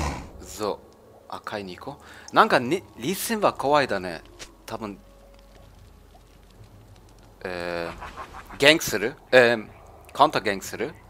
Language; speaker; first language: Japanese; non-native, learner; German